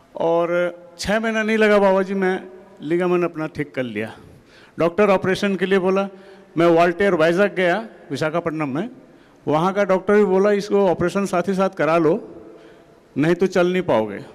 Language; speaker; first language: Hindi; non-native, local second language; Odia